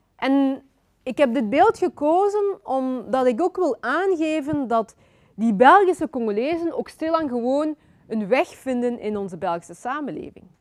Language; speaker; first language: Dutch; early bilingual, other home language; Lingala